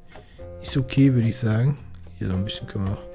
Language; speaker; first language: German; native; German